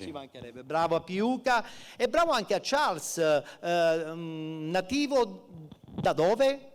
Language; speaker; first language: Italian; native; Italian